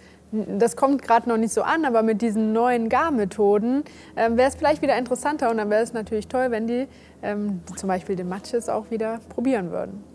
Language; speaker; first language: German; native; German